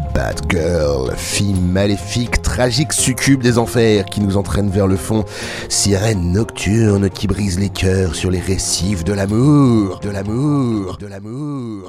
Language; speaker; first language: French; native; French